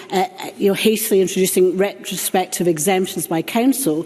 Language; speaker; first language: English; native; English